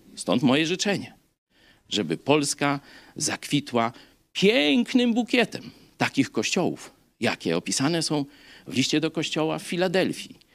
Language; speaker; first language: Polish; native; Polish